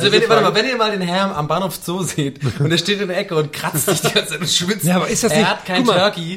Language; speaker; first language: German; native; German